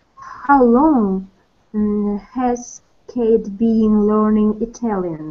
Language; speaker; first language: English; non-native, learner; Russian